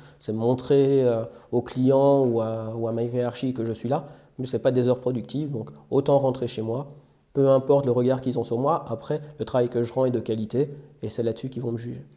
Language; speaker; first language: French; native; French